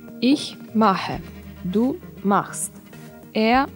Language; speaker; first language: German; non-native, learner; Russian